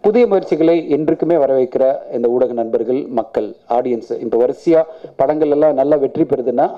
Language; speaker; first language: Tamil; native; Tamil